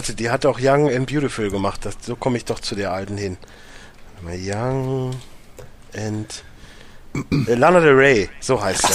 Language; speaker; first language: German; native; German